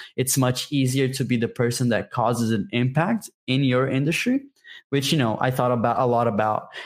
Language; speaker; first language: English; non-native, fluent; Portuguese